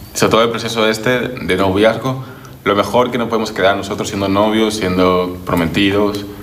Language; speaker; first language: Spanish; native; Spanish